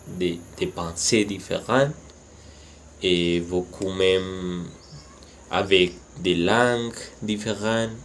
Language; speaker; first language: French; non-native, learner; Spanish